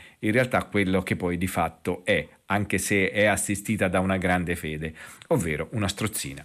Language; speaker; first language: Italian; native; Italian